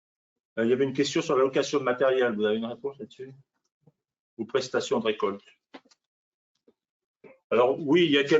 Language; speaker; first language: French; native; French